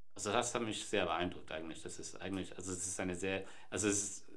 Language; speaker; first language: German; non-native, fluent; English